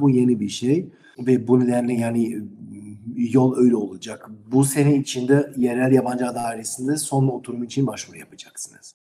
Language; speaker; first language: Turkish; non-native, learner; German